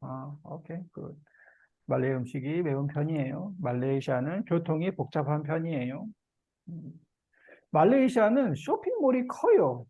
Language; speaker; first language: Korean; native; Korean